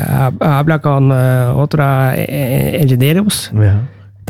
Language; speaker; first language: Spanish; non-native, learner; Norwegian